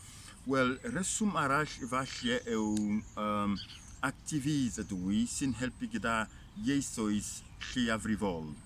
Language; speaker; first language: Welsh; non-native, fluent; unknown